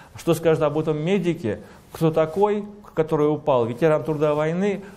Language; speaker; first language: Russian; native; Russian